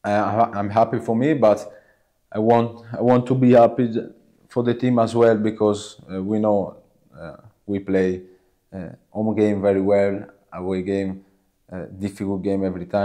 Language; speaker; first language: English; non-native, learner; Italian